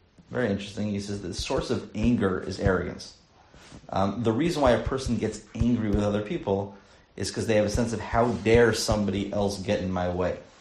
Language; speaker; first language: English; native; English